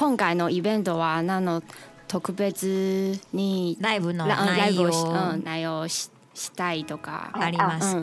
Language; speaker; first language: Japanese; non-native, learner; Chinese